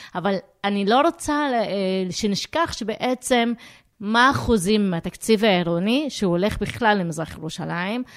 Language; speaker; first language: Hebrew; non-native, local second language; Arabic